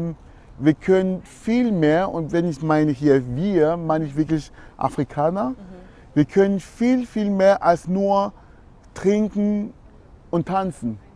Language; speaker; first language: German; non-native, fluent; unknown